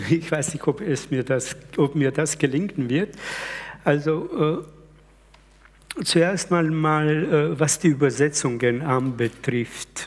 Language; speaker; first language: German; early bilingual, other home language; Slovenian